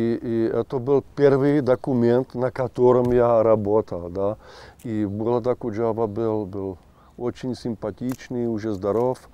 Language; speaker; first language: Russian; non-native, fluent; Czech